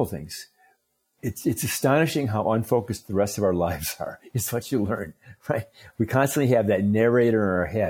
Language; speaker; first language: English; native; English